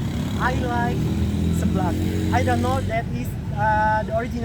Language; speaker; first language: English; non-native, learner; Indonesian